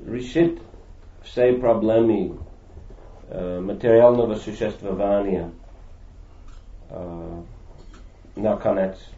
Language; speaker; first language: Russian; non-native, fluent; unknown